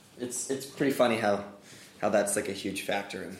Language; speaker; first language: English; native; English